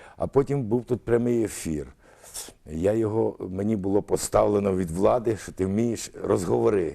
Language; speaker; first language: Ukrainian; early bilingual, other home language; Russian